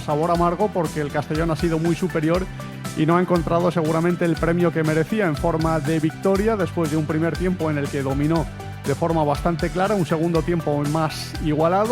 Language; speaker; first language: Spanish; native; Spanish